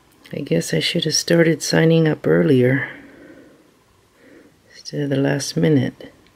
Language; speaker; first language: English; native; English